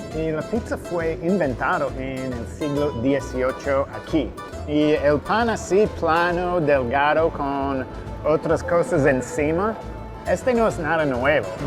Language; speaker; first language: Spanish; non-native, fluent; English